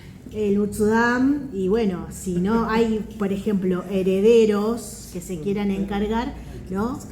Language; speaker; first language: Spanish; native; Spanish